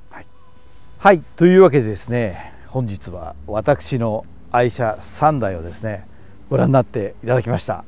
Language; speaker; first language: Japanese; native; Japanese